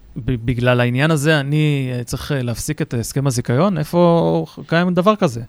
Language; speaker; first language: Hebrew; native; Hebrew